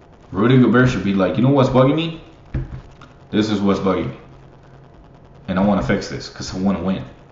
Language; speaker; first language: English; non-native, fluent; Spanish